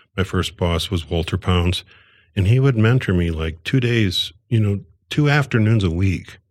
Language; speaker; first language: English; native; English